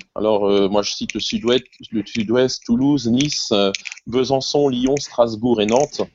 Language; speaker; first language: French; native; French